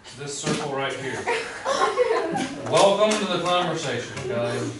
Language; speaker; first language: English; native; English